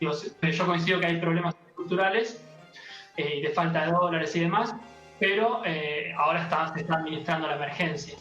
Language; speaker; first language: Spanish; native; Spanish